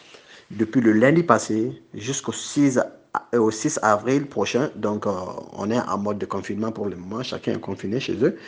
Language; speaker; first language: French; non-native, local second language; Bambara